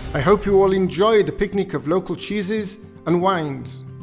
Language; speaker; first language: English; native; English